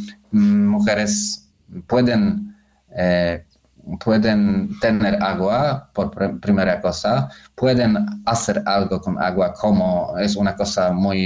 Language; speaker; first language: Spanish; non-native, learner; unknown